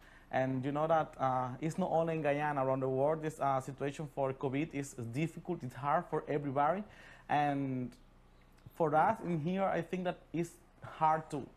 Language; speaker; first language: English; non-native, learner; Spanish